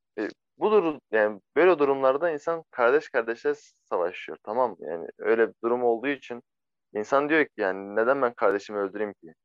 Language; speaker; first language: Turkish; non-native, fluent; Arabic